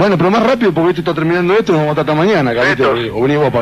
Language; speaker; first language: Spanish; native; Spanish